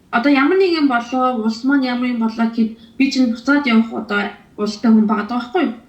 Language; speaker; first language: Mongolian; native; Mongolian